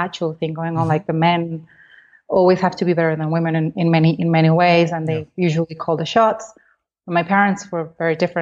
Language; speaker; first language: English; non-native, fluent; Spanish